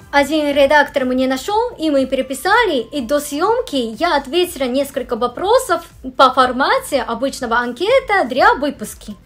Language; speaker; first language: Russian; non-native, fluent; Japanese